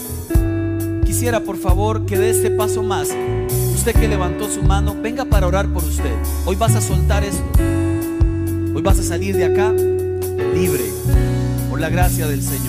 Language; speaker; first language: Spanish; native; Spanish